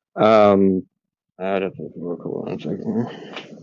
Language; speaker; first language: English; native; English